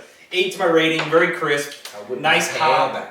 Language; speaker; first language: English; native; English